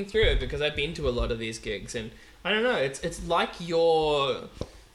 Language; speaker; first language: English; native; English